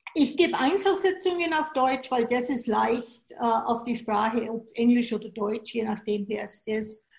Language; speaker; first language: German; native; German